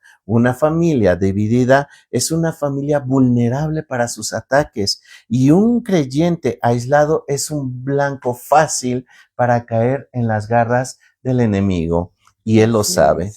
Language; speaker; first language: Spanish; native; Spanish